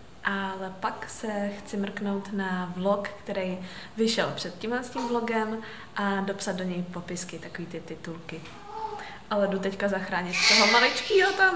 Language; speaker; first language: Czech; native; Czech